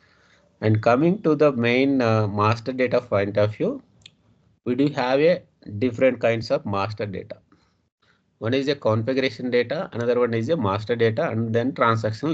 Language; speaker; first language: English; non-native, local second language; Telugu